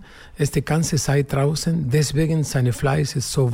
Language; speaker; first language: German; non-native, learner; Spanish